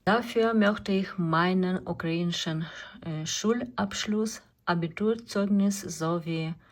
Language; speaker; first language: German; non-native, learner; Ukrainian